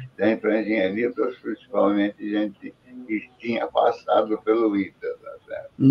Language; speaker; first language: Portuguese; native; Portuguese